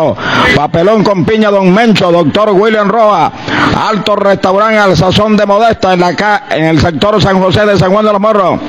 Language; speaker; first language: Spanish; native; Spanish